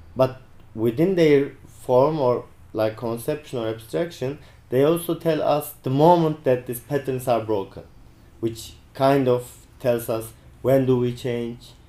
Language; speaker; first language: English; non-native, fluent; Turkish